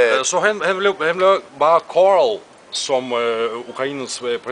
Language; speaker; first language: Danish; non-native, fluent; Russian